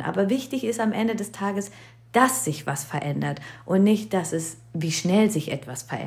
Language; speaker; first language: German; early bilingual, other home language; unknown